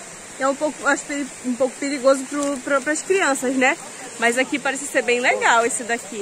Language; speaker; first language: Portuguese; native; Portuguese